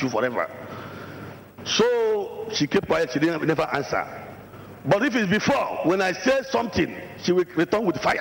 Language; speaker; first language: English; non-native, local second language; Igbo